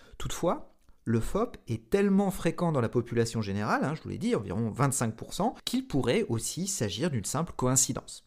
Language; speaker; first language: French; native; French